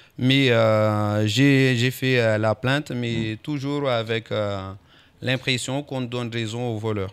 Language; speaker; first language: French; non-native, local second language; Comorian